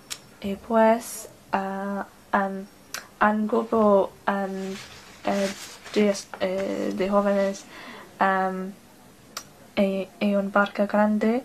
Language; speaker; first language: Spanish; non-native, learner; English